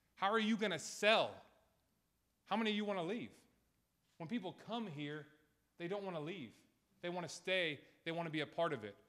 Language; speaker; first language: English; native; English